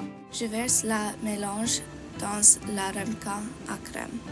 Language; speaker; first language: French; non-native, learner; English